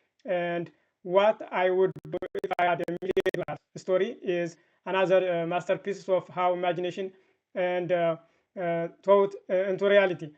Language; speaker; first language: English; non-native, fluent; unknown